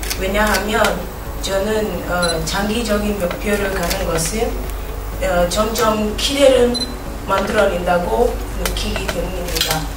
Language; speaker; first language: Korean; non-native, learner; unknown